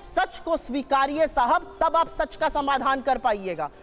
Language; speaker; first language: Hindi; native; Hindi